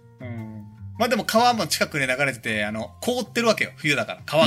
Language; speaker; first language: Japanese; native; Japanese